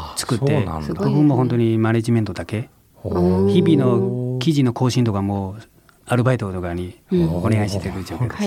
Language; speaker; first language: Japanese; non-native, fluent; Chinese